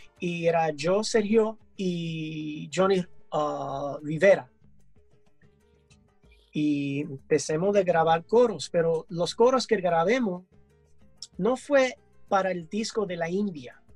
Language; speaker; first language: Spanish; early bilingual, heritage; English